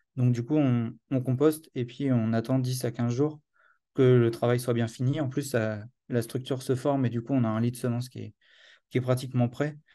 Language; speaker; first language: French; native; French